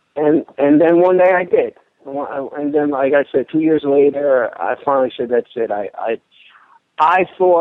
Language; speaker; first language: English; native; English